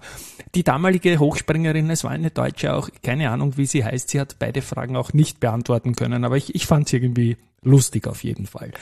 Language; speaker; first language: German; native; German